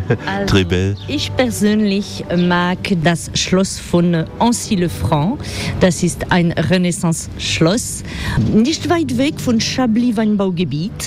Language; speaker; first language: German; non-native, fluent; French